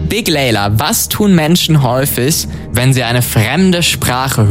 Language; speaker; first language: German; native; German